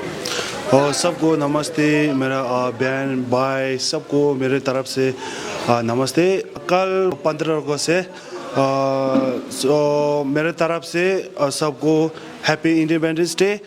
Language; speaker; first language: Hindi; non-native, learner; Tibetan